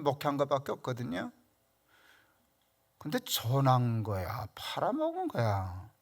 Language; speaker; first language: Korean; native; Korean